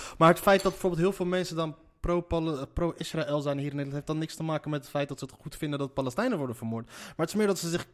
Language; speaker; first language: Dutch; early bilingual, other home language; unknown